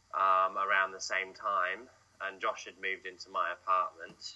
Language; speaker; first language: English; native; English